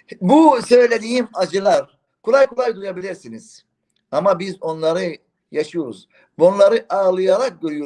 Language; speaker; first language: Turkish; non-native, fluent; Arabic